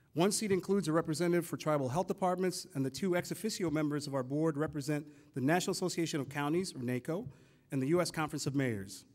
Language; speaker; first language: English; native; English